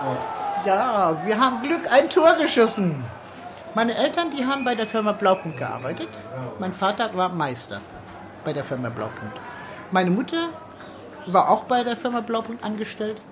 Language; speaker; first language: German; early bilingual, other home language; Turkish